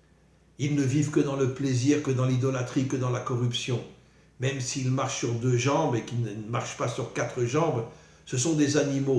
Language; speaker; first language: French; native; French